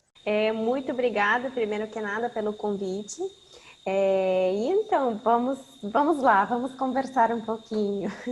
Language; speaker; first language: Portuguese; non-native, fluent; Spanish